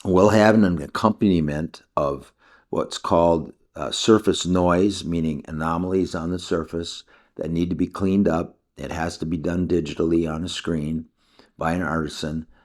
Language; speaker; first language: English; native; English